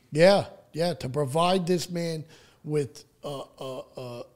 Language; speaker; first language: English; native; English